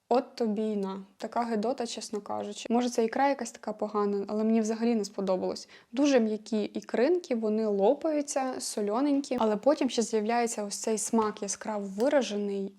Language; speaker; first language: Ukrainian; non-native, local second language; Russian